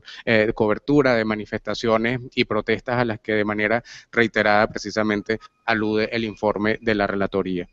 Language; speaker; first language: Spanish; native; Spanish